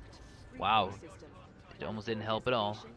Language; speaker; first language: English; non-native, fluent; Dutch